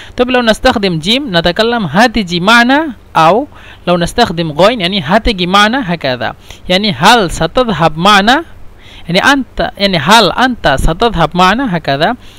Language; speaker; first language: Egyptian Arabic; non-native, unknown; Bangla